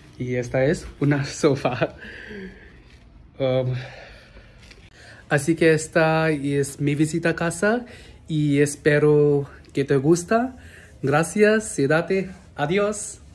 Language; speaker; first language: Spanish; non-native, learner; Hindi